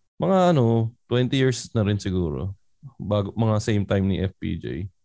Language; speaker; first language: Filipino; native; Filipino